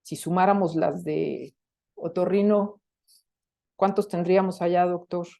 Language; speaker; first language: Spanish; native; Spanish